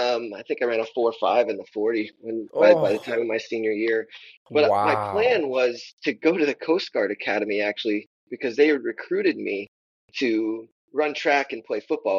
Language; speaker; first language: English; native; English